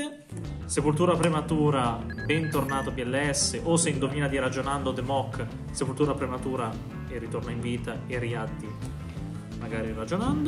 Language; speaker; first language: Italian; native; Italian